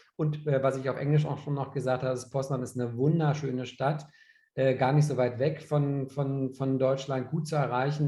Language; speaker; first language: German; native; German